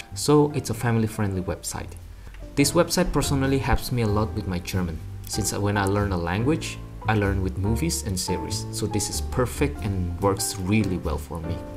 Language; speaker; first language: English; non-native, fluent; Indonesian